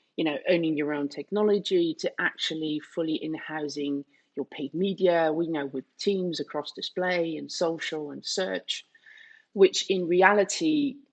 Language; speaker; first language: English; non-native, fluent; Danish